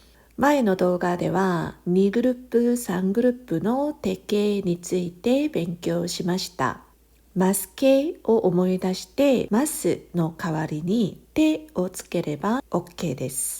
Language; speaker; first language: Japanese; non-native, fluent; Korean